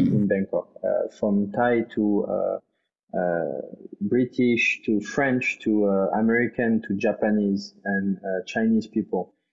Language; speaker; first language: English; non-native, fluent; French